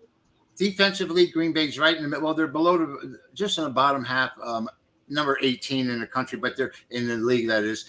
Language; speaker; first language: English; native; English